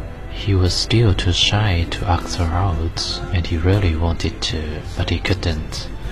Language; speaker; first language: English; non-native, fluent; Chinese